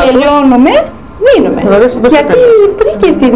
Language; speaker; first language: Greek; non-native, local second language; Turkish